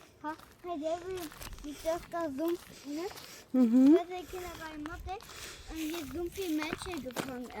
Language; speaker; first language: Armenian; early bilingual, heritage; Armenian